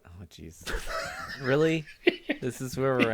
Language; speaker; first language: English; native; English